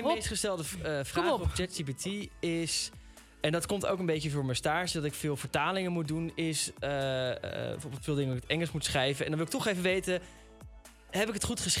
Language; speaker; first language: Dutch; native; Dutch